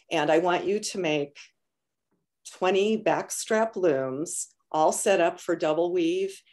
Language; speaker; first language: English; native; English